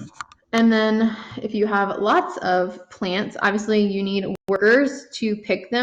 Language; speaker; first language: English; native; English